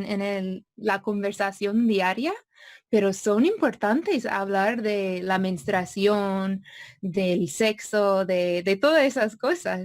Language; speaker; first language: Spanish; non-native, fluent; English